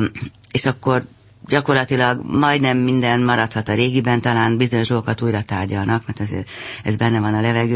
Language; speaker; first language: Hungarian; native; Hungarian